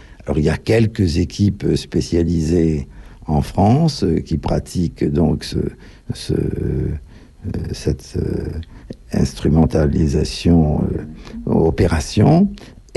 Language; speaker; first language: French; native; French